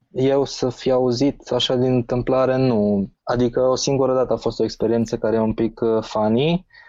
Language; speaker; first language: Romanian; native; Romanian